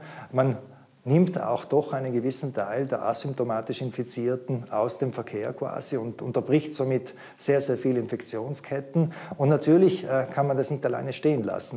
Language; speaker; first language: German; native; German